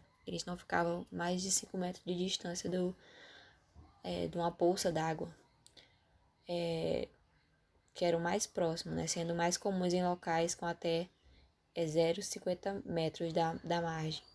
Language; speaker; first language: Portuguese; native; Portuguese